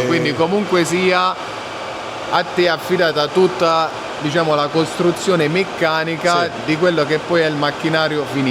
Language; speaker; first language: Italian; native; Italian